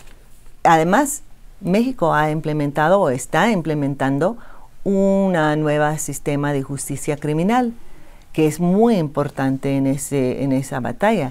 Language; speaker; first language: Spanish; non-native, fluent; English